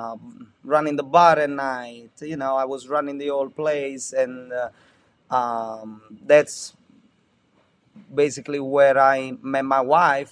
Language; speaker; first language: English; non-native, fluent; Italian